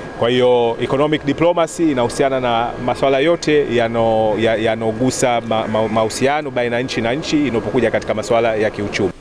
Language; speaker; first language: Swahili; native; Swahili